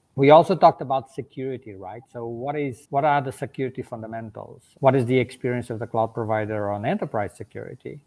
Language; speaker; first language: English; non-native, fluent; Portuguese